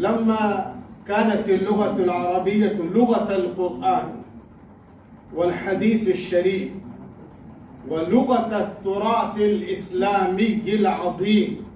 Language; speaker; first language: Arabic; non-native, fluent; Urdu